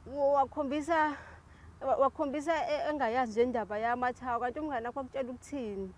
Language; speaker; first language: Zulu; native; Zulu